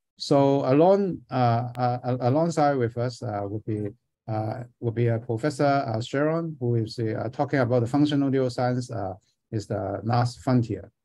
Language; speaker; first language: English; non-native, fluent; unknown